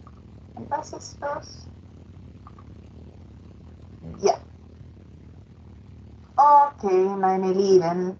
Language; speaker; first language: German; non-native, fluent; Spanish